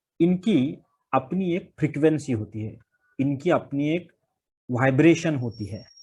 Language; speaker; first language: Hindi; non-native, local second language; Marathi